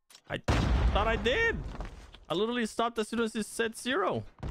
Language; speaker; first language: English; early bilingual, other home language; Spanish